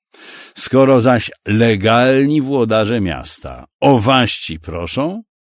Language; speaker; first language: Polish; native; Polish